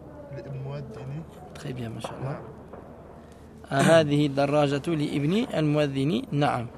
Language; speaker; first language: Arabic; non-native, fluent; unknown